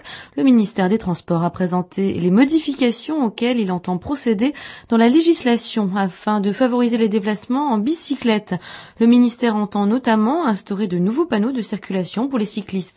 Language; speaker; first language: French; native; French